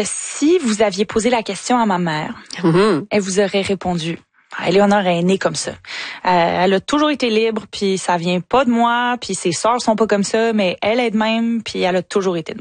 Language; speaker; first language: French; native; French